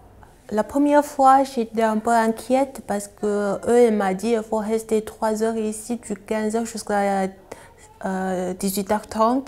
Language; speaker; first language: French; non-native, learner; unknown